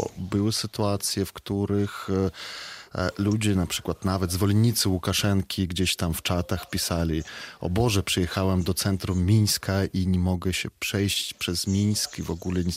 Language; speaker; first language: Polish; non-native, fluent; Belarusian